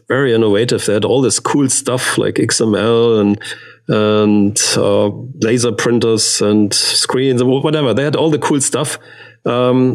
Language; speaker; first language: English; non-native, fluent; German